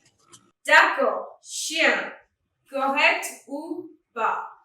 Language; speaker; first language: French; non-native, fluent; English